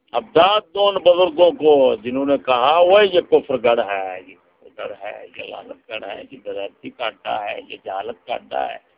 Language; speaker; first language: Urdu; non-native, local second language; Punjabi